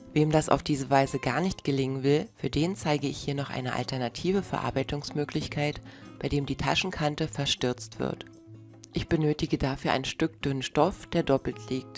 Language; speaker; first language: German; native; German